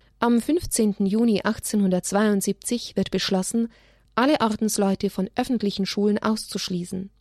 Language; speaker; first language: German; native; German